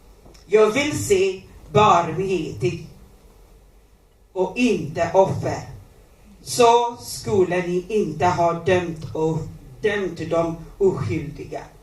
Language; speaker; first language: Swedish; non-native, learner; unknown